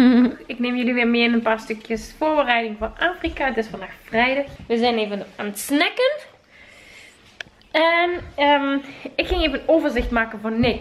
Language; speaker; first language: Dutch; native; Dutch